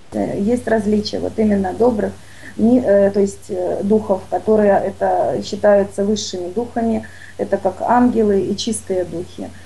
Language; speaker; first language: Russian; native; Russian